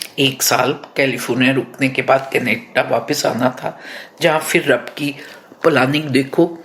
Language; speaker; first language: Hindi; non-native, local second language; Punjabi